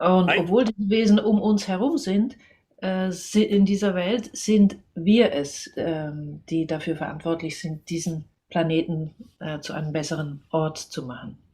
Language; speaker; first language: German; non-native, fluent; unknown